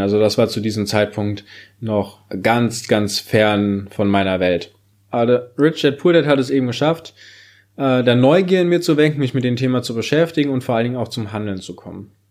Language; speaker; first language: German; native; German